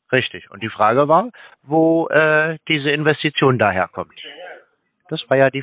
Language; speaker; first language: German; native; German